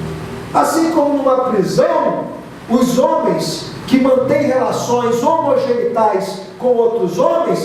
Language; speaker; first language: Portuguese; native; Portuguese